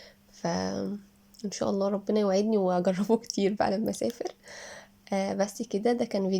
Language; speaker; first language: Arabic; native; Arabic